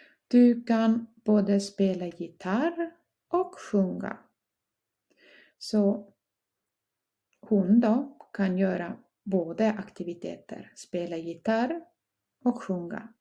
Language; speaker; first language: Swedish; non-native, fluent; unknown